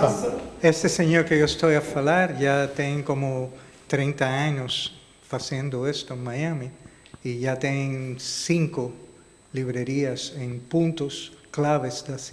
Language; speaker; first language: Portuguese; non-native, learner; Spanish